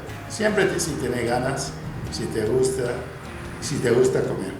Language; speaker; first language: Spanish; non-native, fluent; Arabic